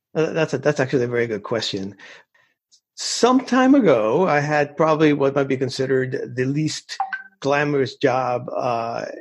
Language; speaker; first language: English; early bilingual, other home language; Spanish